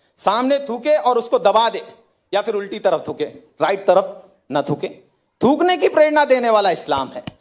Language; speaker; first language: Hindi; native; Hindi